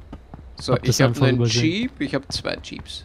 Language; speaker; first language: German; native; German